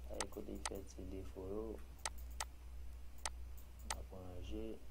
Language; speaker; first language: French; non-native, learner; Haitian Creole